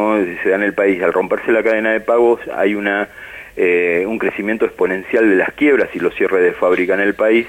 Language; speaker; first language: Spanish; native; Spanish